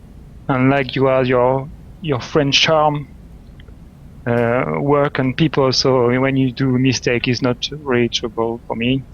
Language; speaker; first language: English; non-native, learner; French